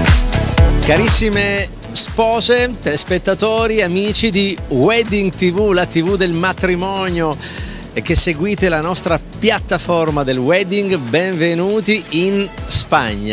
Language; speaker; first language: Italian; native; Italian